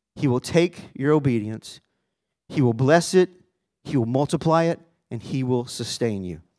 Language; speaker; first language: English; native; English